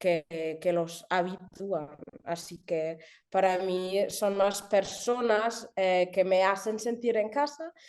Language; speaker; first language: Spanish; early bilingual, heritage; German